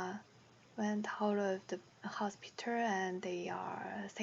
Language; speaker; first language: English; non-native, learner; Korean